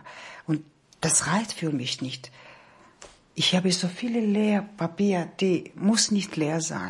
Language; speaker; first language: German; non-native, learner; Georgian